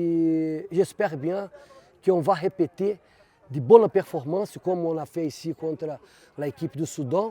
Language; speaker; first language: French; non-native, fluent; Portuguese